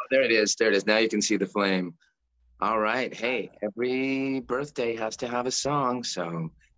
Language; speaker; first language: English; native; English